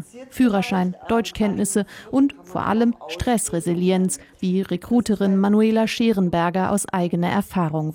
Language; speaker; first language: German; native; German